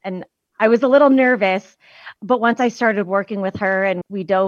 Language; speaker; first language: English; native; English